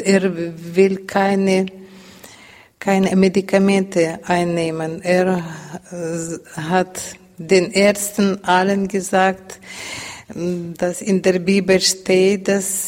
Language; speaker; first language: German; non-native, learner; Russian